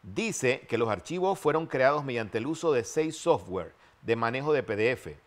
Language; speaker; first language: Spanish; native; Spanish